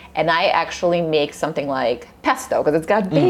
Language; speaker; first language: English; early bilingual, other home language; Russian